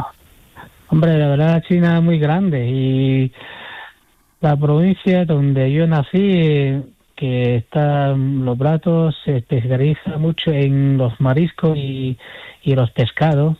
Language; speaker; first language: Spanish; non-native, fluent; Chinese